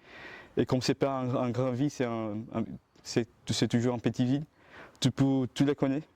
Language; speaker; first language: French; non-native, learner; Portuguese